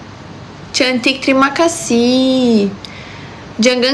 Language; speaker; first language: Indonesian; non-native, learner; Portuguese